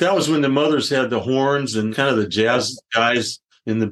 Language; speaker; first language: English; native; English